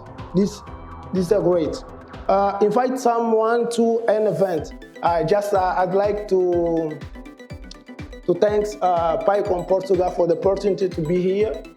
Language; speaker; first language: English; non-native, learner; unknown